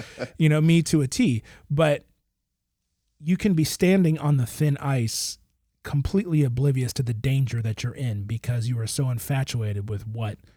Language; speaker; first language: English; native; English